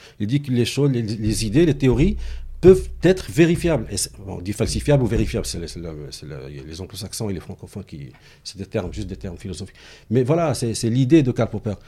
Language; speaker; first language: French; non-native, local second language; Arabic